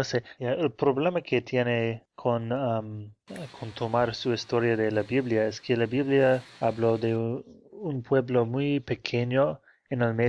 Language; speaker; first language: Spanish; non-native, fluent; Portuguese